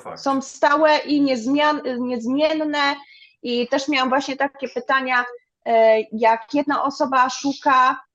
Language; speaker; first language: Polish; early bilingual, other home language; German